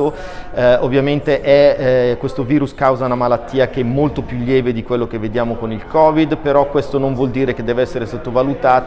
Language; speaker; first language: Italian; native; Italian